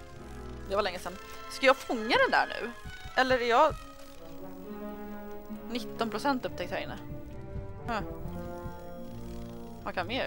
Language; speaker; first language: Swedish; native; Swedish